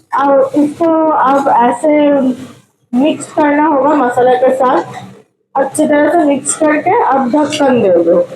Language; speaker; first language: Hindi; non-native, local second language; Bangla